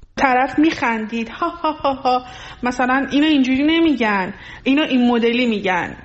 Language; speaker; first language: Persian; non-native, local second language; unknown